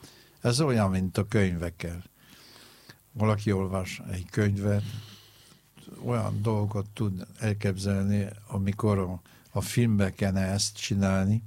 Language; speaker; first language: Hungarian; non-native, fluent; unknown